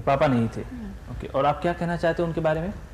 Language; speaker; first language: Hindi; native; Hindi